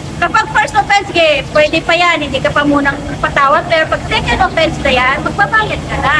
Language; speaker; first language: Filipino; non-native, local second language; Hiligaynon